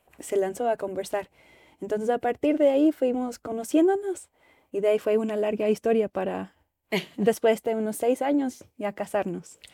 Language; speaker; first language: Spanish; non-native, fluent; English